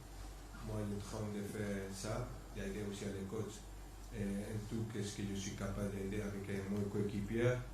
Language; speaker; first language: French; non-native, fluent; Spanish